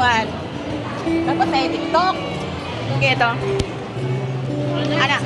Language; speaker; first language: Filipino; non-native, local second language; Cebuano